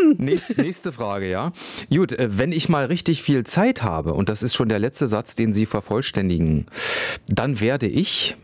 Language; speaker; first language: German; native; German